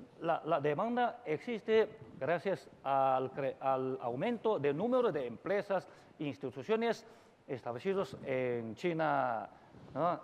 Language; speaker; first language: Spanish; non-native, fluent; Chinese